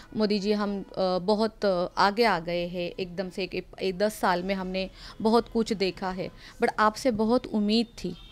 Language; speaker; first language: Hindi; non-native, local second language; Marathi